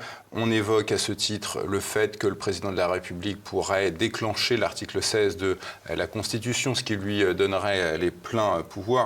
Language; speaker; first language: French; native; French